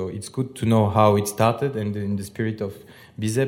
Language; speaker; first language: English; non-native, fluent; French